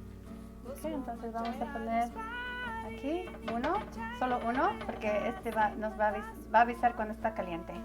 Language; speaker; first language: Spanish; early bilingual, heritage; Spanish